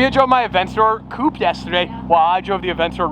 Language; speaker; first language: English; native; English